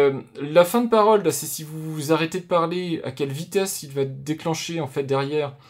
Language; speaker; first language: French; native; French